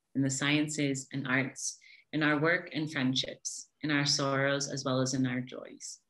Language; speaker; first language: English; native; English